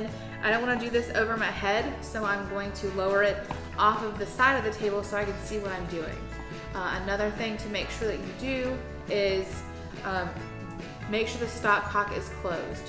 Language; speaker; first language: English; native; English